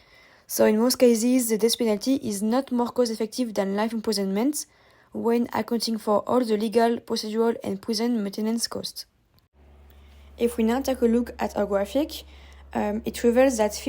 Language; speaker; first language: English; non-native, fluent; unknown